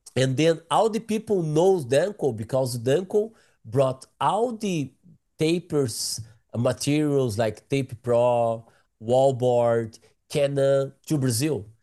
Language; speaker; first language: English; non-native, learner; Portuguese